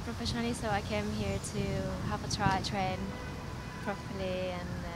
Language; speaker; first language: English; non-native, fluent; Spanish